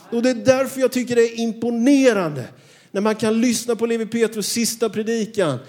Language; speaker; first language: Swedish; native; Swedish